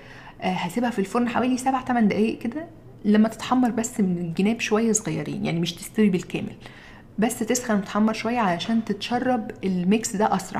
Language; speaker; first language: Arabic; native; Arabic